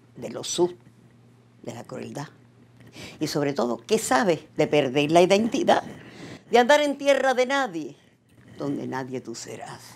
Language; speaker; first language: Spanish; native; Spanish